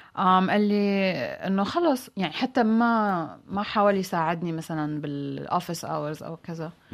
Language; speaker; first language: Arabic; native; Arabic